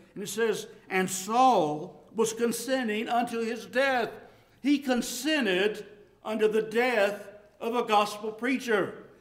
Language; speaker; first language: English; native; English